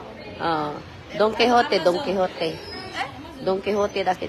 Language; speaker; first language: Japanese; non-native, learner; Filipino